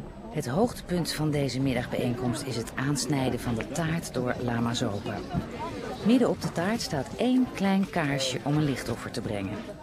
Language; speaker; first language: Dutch; native; Dutch